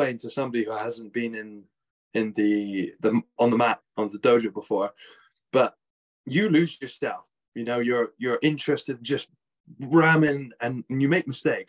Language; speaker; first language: English; native; English